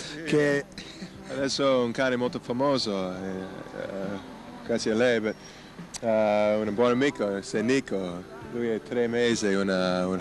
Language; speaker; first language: Italian; non-native, learner; English